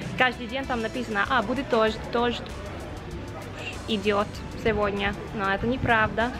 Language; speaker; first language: Russian; non-native, learner; English